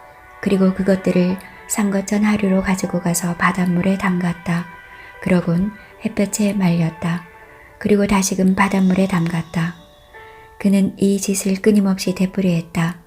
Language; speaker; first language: Korean; native; Korean